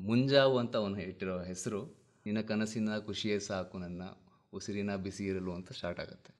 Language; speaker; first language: Kannada; native; Kannada